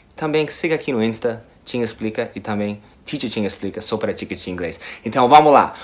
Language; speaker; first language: Portuguese; non-native, fluent; English